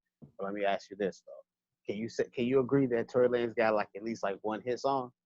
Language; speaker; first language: English; native; English